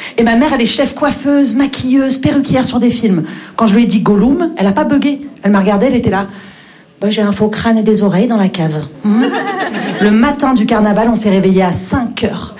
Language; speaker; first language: French; native; French